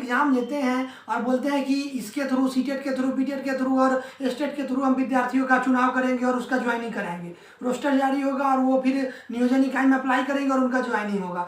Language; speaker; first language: Hindi; native; Hindi